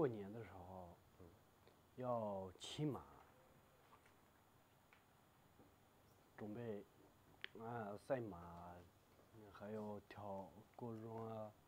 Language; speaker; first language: Chinese; non-native, local second language; Tibetan